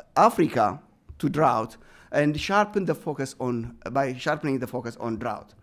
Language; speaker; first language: English; non-native, fluent; Amharic